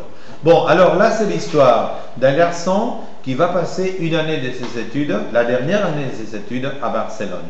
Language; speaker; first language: French; non-native, fluent; Spanish